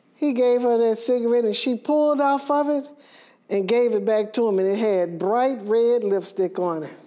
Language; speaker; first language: English; native; English